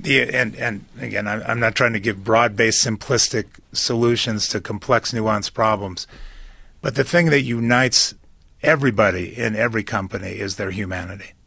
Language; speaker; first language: English; native; English